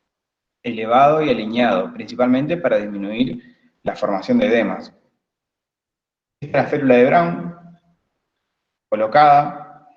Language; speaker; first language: Spanish; native; Spanish